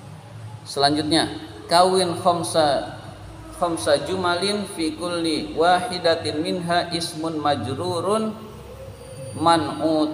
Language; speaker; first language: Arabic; non-native, fluent; Indonesian